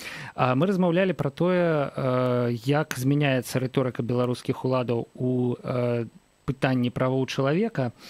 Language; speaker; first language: Belarusian; native; Belarusian